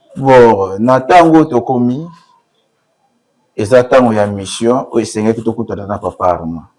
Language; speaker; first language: Lingala; non-native, local second language; Kongo